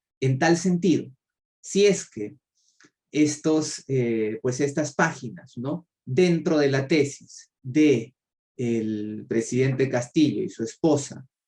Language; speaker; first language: Spanish; native; Spanish